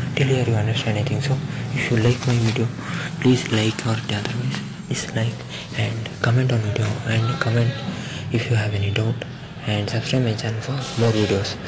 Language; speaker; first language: English; non-native, local second language; Kannada